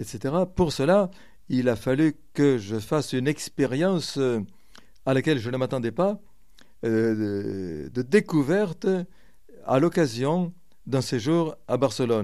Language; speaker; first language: French; native; French